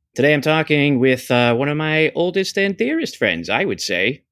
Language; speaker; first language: English; native; English